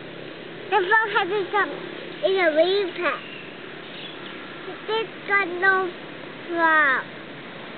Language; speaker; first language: English; early bilingual, other home language; Thai